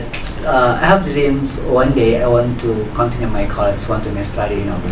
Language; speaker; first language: English; non-native, learner; Indonesian